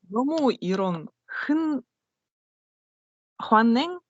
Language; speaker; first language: Korean; non-native, learner; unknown